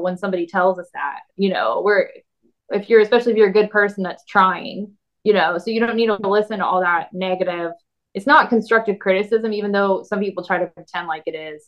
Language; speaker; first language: English; native; English